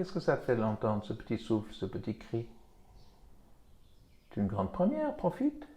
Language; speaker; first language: French; native; French